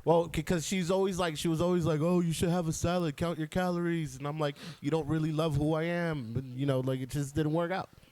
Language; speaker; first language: English; native; English